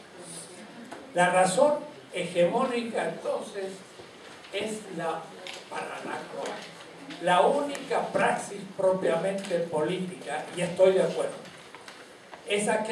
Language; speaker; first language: Spanish; native; Spanish